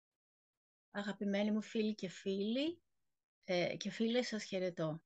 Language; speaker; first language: Greek; native; Greek